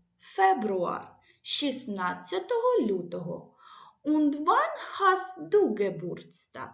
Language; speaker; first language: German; non-native, fluent; Ukrainian